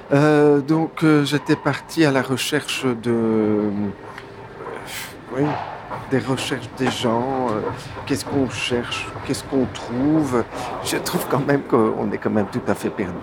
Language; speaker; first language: French; native; French